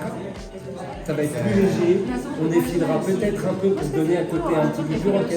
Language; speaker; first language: French; native; French